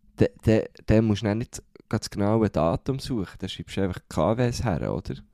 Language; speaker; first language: German; native; German